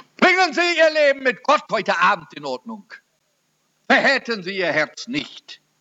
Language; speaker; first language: German; early bilingual, heritage; German